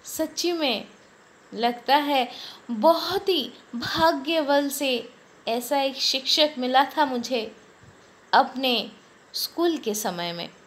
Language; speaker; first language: Hindi; non-native, local second language; Bangla